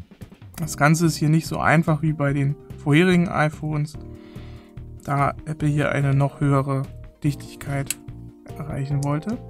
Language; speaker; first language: German; native; German